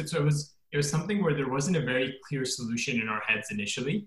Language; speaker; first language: English; native; English